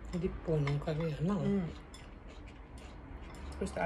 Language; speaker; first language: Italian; non-native, learner; Japanese